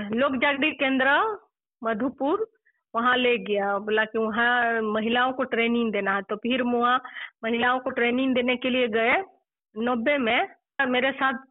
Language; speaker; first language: Hindi; non-native, local second language; Santali